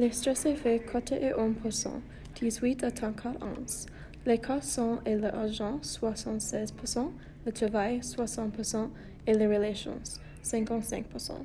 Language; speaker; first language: French; non-native, learner; English